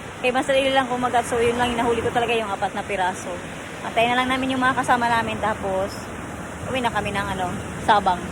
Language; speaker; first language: Filipino; native; Filipino